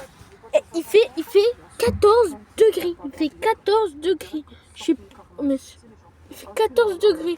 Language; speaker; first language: French; early bilingual, other home language; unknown